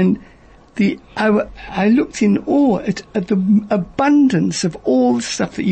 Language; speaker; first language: English; native; English